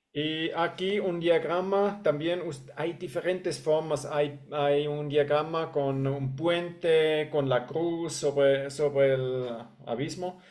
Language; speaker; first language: Spanish; non-native, fluent; English